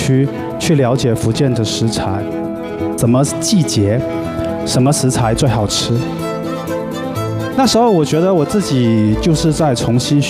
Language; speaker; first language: Chinese; native; Chinese